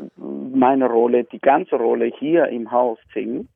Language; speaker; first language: German; non-native, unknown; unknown